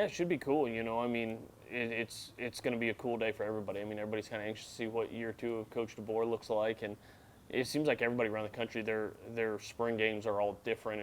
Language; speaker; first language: English; native; English